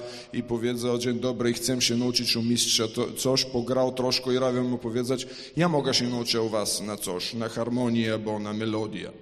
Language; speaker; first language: Polish; non-native, fluent; Ukrainian